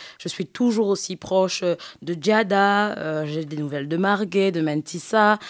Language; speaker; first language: French; early bilingual, other home language; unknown